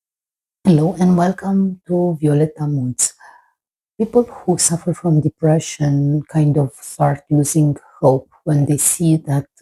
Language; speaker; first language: English; non-native, fluent; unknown